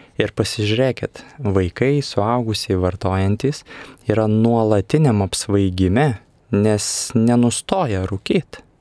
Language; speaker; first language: Lithuanian; native; Lithuanian